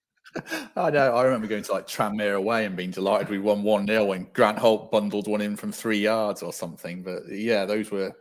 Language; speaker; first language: English; native; English